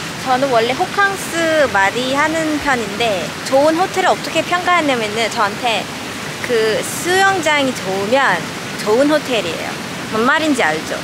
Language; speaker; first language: Korean; non-native, fluent; Malay